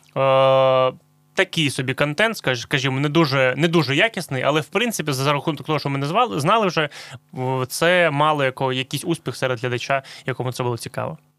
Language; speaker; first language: Ukrainian; non-native, local second language; Russian